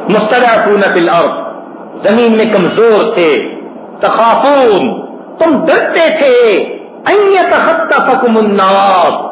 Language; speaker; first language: Urdu; non-native, local second language; Punjabi